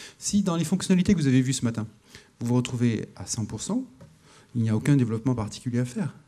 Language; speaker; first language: French; native; French